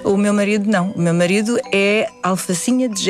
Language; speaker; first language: Portuguese; early bilingual, other home language; Indonesian